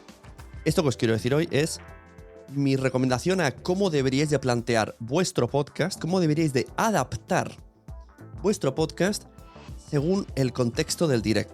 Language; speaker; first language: Spanish; native; Spanish